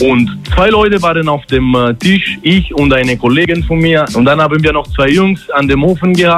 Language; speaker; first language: German; non-native, learner; Italian